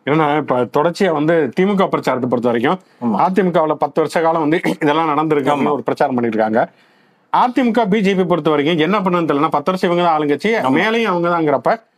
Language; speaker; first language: Tamil; native; Tamil